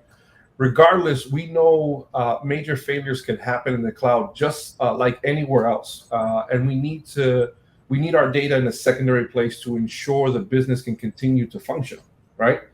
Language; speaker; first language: English; native; English